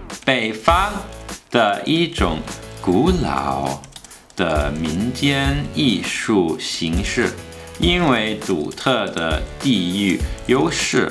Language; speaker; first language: Chinese; non-native, fluent; English